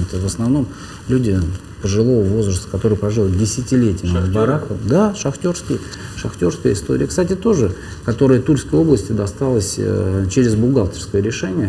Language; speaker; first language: Russian; native; Russian